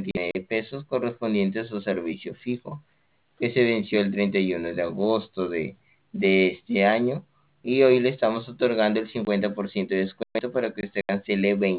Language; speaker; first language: Spanish; native; Spanish